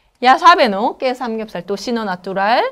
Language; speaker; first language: Spanish; non-native, learner; Korean